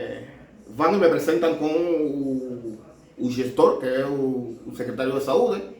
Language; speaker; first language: Portuguese; non-native, learner; Spanish